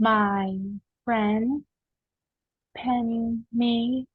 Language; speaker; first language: English; non-native, learner; Vietnamese